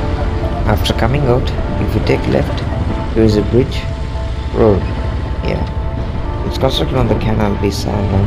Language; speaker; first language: English; non-native, local second language; Telugu